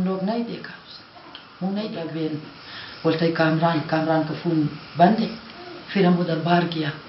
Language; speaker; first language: Hindi; non-native, local second language; Hazaragi